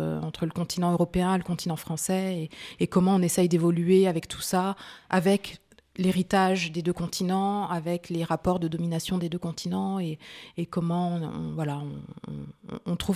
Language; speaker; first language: French; early bilingual, other home language; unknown